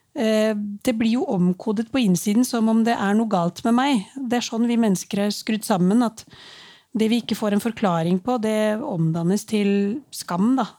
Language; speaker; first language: Norwegian; early bilingual, other home language; Urdu